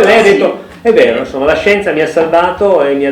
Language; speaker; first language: Italian; native; Italian